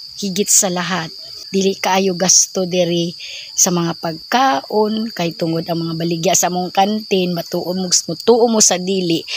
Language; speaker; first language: Cebuano; non-native, local second language; Hiligaynon